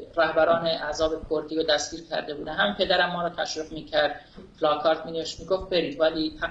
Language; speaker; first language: Persian; non-native, local second language; Kurdish